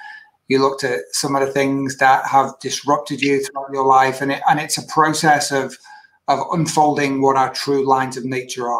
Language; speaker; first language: English; native; English